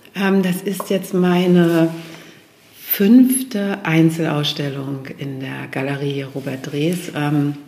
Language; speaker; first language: German; native; German